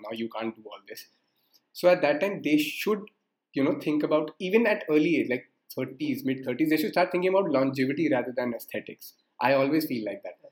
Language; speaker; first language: English; non-native, local second language; Hindi